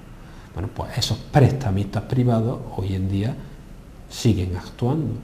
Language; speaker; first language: Spanish; native; Spanish